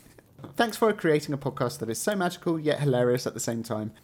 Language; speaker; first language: English; native; English